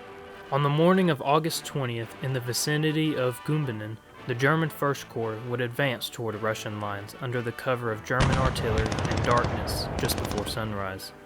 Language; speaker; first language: English; native; English